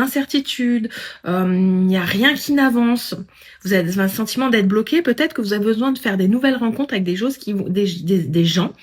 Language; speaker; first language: French; native; French